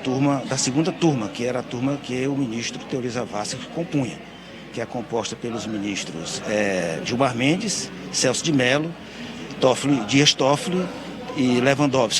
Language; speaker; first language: Portuguese; native; Portuguese